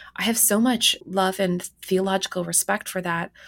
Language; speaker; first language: English; native; English